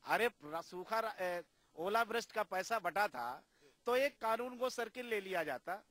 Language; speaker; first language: Hindi; native; Hindi